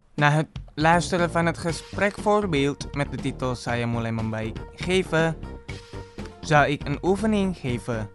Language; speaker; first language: Dutch; non-native, learner; Indonesian